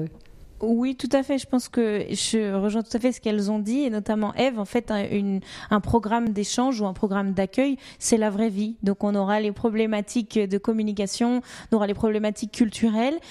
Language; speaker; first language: French; native; French